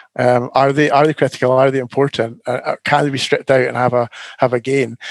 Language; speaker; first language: English; native; English